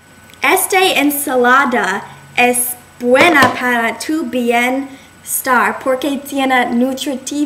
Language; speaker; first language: Spanish; non-native, learner; English